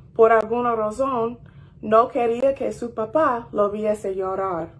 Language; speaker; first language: Spanish; non-native, fluent; English